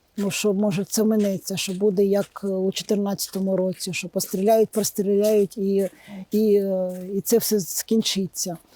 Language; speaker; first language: Ukrainian; non-native, local second language; Russian